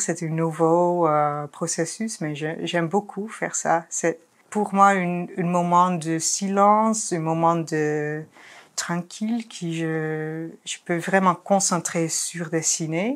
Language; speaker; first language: French; non-native, fluent; Dutch